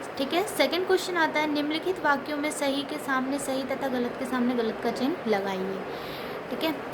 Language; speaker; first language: Hindi; native; Hindi